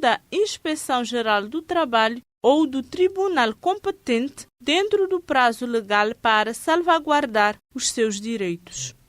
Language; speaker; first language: Portuguese; non-native, local second language; Kabuverdianu